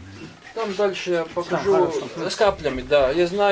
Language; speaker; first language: Russian; non-native, learner; Latvian